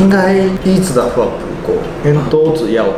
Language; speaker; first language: Chinese; non-native, fluent; Japanese